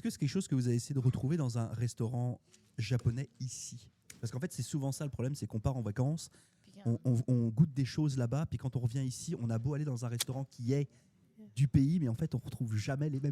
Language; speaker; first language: French; native; French